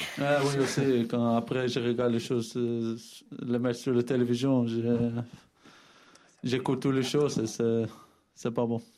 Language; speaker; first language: French; non-native, fluent; Dutch